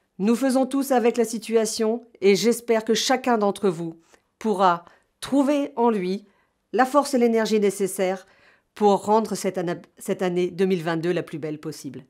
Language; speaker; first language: French; native; French